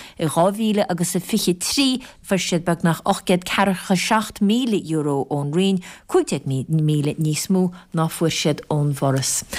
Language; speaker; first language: Irish; native; Irish